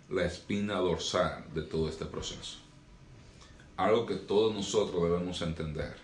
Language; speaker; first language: Spanish; native; Spanish